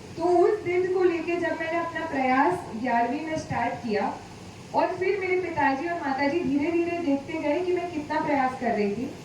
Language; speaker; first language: Hindi; non-native, local second language; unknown